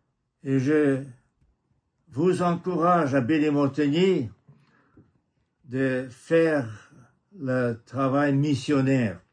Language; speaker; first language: French; non-native, fluent; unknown